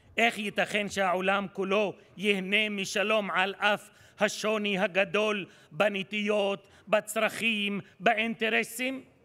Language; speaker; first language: Hebrew; non-native, local second language; Arabic